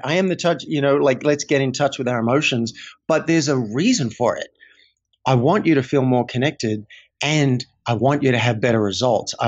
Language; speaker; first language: English; native; English